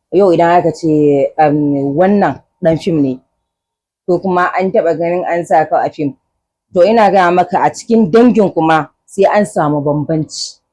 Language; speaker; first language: Hausa; native; Hausa